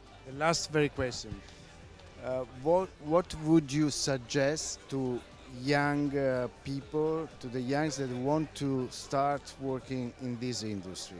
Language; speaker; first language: English; non-native, fluent; Italian